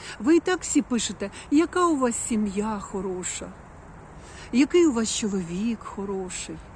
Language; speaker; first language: Ukrainian; non-native, local second language; Russian